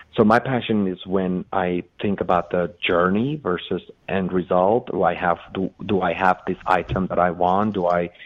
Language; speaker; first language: English; non-native, fluent; Persian